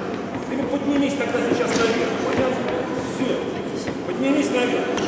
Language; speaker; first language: Russian; native; Russian